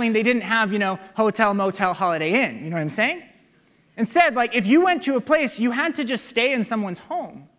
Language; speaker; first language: English; native; English